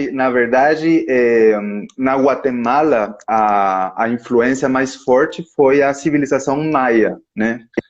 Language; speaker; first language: Portuguese; non-native, fluent; Spanish